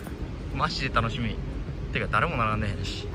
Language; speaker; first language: Japanese; native; Japanese